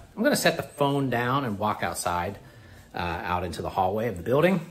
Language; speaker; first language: English; native; English